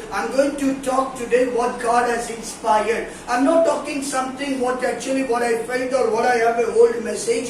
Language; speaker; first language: English; non-native, local second language; Kannada